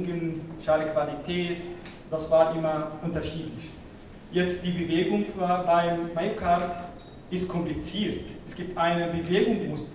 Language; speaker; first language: German; non-native, fluent; Arabic